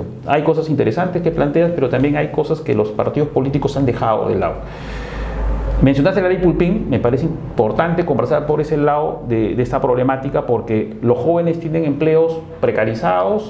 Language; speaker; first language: Spanish; native; Spanish